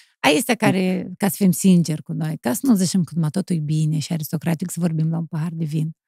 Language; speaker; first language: Romanian; native; Romanian